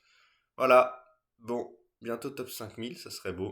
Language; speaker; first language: French; native; French